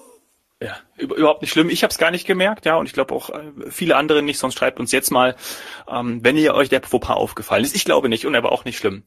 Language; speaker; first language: German; native; German